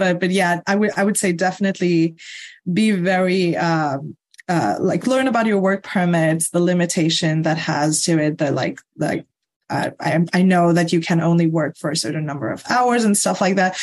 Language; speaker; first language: English; non-native, fluent; Morisyen